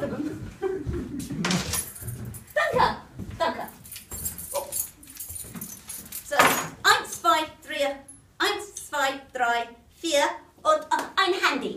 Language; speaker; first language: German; non-native, learner; English